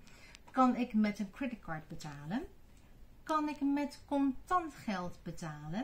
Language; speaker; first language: Dutch; non-native, fluent; Chinese